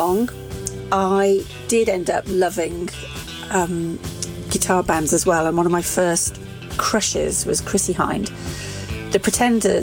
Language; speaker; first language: English; native; English